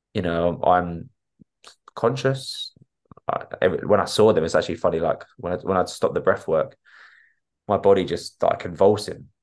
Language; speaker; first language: English; native; English